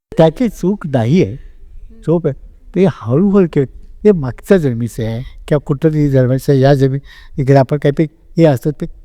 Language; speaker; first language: Marathi; native; Marathi